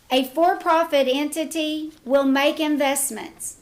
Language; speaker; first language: English; native; English